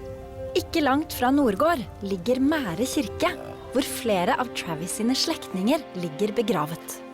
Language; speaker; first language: Norwegian; native; Norwegian